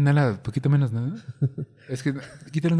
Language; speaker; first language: Spanish; native; Spanish